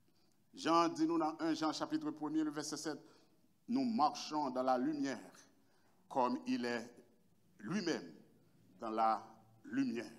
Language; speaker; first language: French; non-native, local second language; Haitian Creole